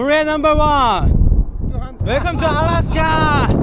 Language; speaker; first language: English; non-native, learner; Korean